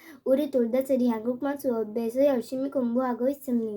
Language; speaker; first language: Korean; non-native, learner; Sinhala